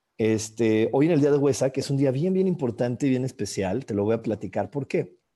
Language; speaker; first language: Spanish; native; Spanish